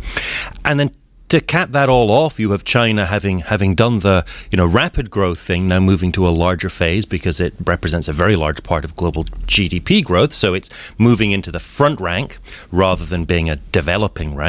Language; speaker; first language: English; native; English